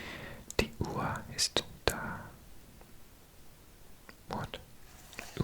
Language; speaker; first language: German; non-native, learner; Welsh